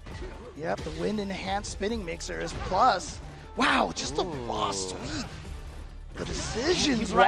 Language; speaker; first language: English; native; English